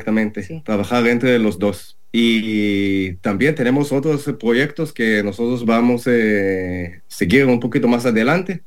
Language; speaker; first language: Spanish; non-native, learner; Hebrew